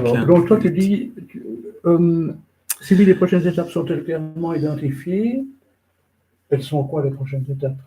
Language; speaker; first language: French; native; French